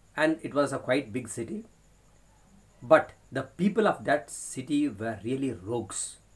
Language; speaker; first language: English; non-native, local second language; Kannada